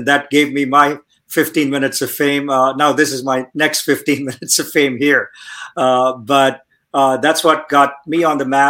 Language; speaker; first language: English; non-native, local second language; Tamil